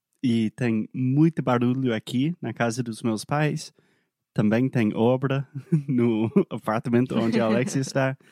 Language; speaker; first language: Portuguese; non-native, fluent; English